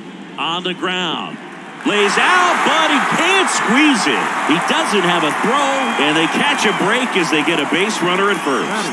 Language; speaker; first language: English; native; English